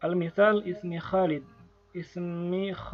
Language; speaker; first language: Arabic; non-native, fluent; Indonesian